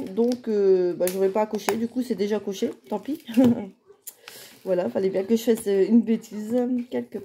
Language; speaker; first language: French; native; French